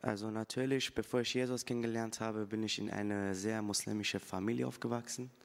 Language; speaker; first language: German; early bilingual, other home language; Persian